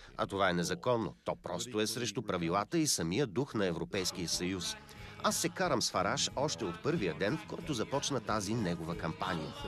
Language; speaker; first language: Bulgarian; non-native, fluent; English